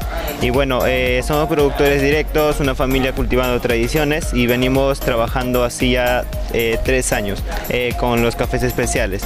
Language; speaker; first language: Spanish; native; Spanish